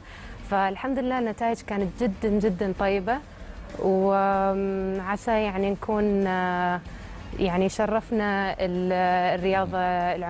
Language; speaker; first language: Arabic; native; Arabic